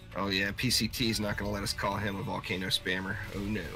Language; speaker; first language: English; native; English